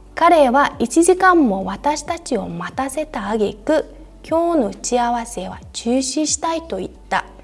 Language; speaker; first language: Japanese; non-native, fluent; Mongolian